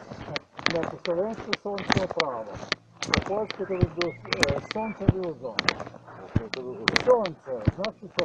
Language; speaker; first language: Polish; non-native, learner; Slovenian